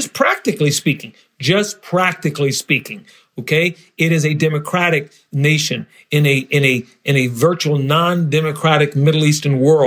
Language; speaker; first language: English; native; English